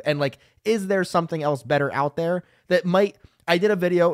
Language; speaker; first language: English; native; English